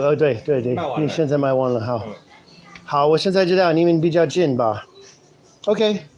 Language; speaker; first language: Chinese; non-native, learner; English